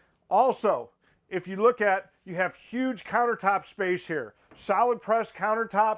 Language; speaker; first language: English; native; English